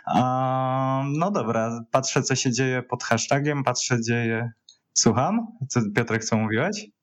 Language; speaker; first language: Polish; native; Polish